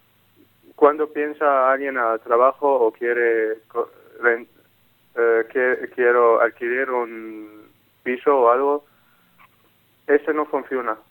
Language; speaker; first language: Spanish; non-native, learner; Arabic